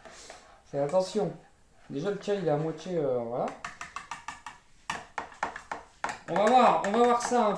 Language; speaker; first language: French; native; French